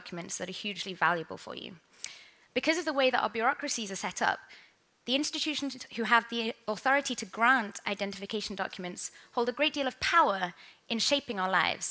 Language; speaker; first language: English; native; English